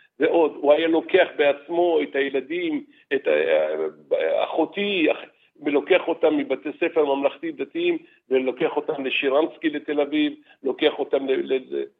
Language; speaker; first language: Hebrew; early bilingual, other home language; Arabic